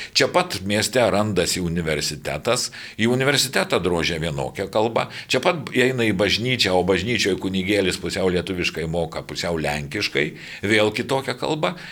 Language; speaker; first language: Lithuanian; native; Lithuanian